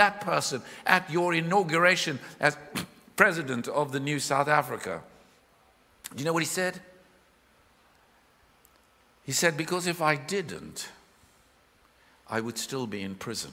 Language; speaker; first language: English; native; English